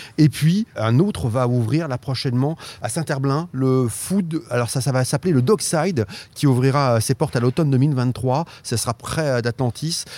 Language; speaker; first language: French; native; French